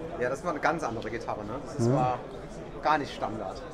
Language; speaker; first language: German; native; German